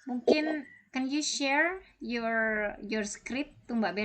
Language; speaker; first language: Indonesian; native; Indonesian